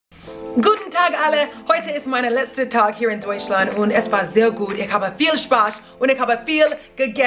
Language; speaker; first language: German; non-native, learner; English